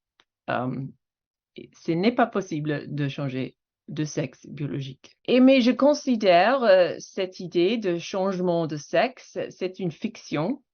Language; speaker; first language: French; non-native, fluent; English